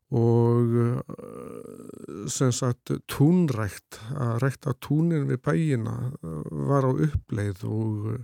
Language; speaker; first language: Icelandic; native; Icelandic